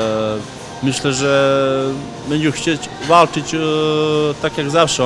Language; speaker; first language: Polish; non-native, fluent; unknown